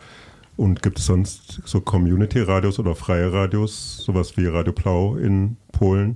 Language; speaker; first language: German; native; German